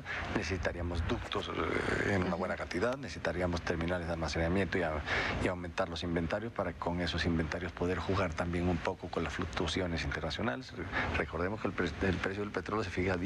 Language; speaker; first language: Spanish; native; Spanish